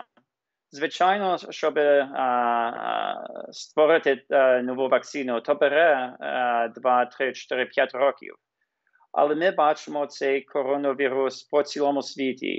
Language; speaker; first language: Ukrainian; early bilingual, heritage; English